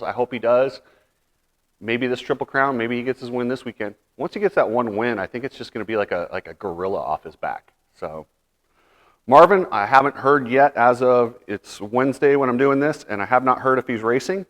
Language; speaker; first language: English; native; English